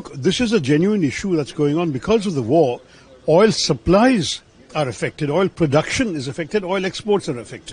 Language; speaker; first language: English; non-native, local second language; Malayalam